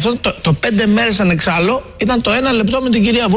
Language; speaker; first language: Greek; native; Greek